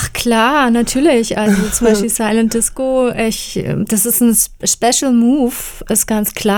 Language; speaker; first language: German; native; German